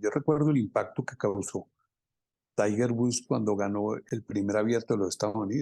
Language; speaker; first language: Spanish; native; Spanish